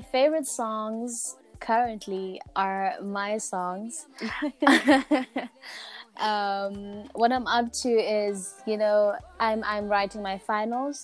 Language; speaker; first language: English; non-native, local second language; Zulu